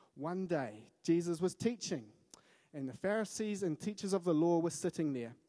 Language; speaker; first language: English; native; English